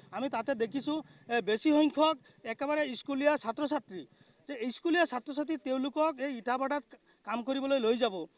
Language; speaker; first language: Assamese; non-native, local second language; Bangla